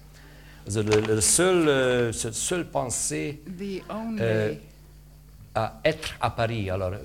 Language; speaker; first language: French; non-native, fluent; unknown